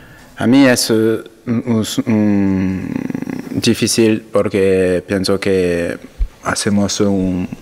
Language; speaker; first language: Spanish; non-native, learner; French